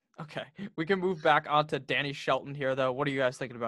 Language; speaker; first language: English; native; English